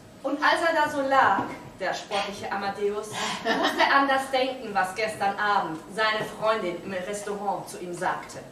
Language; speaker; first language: German; native; German